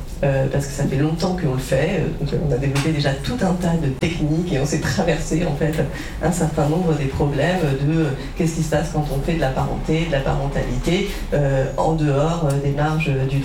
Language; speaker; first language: French; native; French